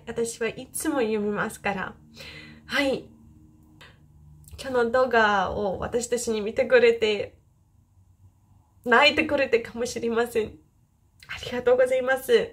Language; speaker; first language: Japanese; non-native, fluent; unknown